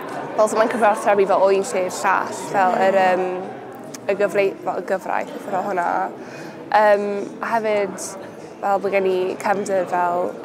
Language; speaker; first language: Welsh; non-native, local second language; English